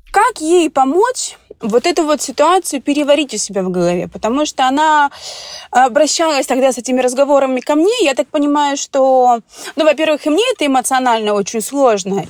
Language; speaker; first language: Russian; native; Russian